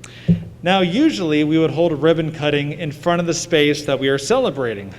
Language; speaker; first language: English; native; English